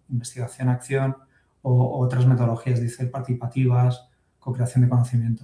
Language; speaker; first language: Spanish; native; Spanish